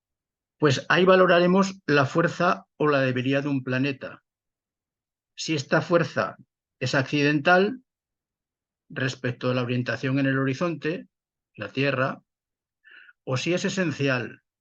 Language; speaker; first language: Spanish; native; Spanish